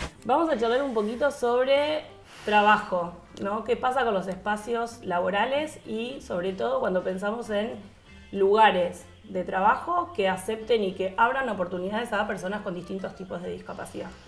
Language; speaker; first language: Spanish; native; Spanish